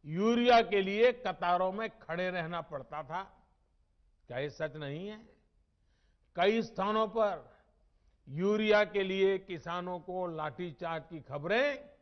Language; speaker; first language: Hindi; non-native, local second language; Gujarati